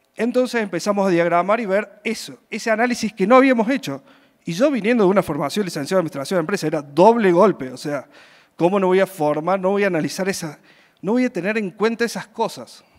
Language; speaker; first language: Spanish; native; Spanish